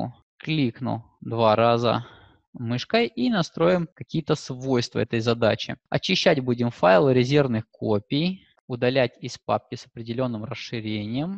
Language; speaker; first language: Russian; native; Russian